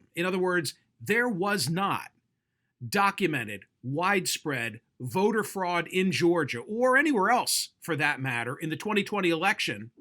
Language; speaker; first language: English; native; English